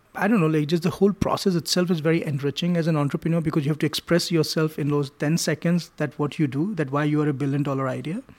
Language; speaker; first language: English; non-native, local second language; Hindi